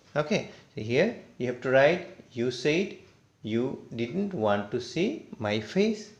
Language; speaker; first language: English; non-native, local second language; Assamese